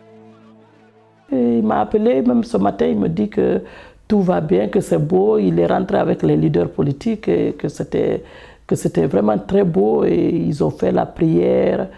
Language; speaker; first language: French; non-native, local second language; Fula